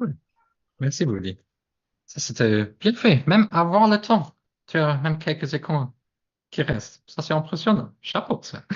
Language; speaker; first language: French; non-native, fluent; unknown